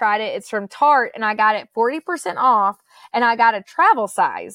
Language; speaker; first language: English; native; English